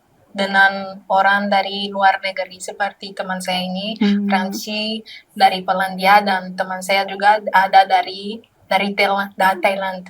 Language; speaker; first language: Indonesian; non-native, learner; Malagasy